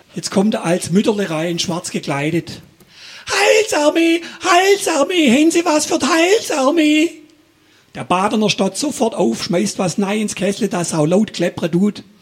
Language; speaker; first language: German; native; German